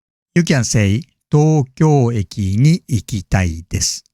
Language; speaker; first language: Japanese; non-native, fluent; English